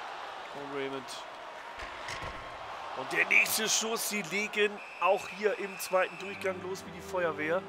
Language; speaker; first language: German; native; German